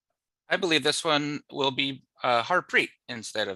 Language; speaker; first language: English; native; English